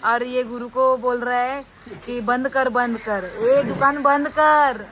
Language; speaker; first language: Hindi; non-native, local second language; Marathi